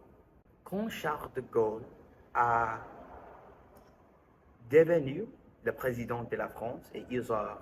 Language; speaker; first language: French; non-native, learner; English